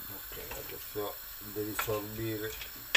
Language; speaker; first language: Italian; non-native, learner; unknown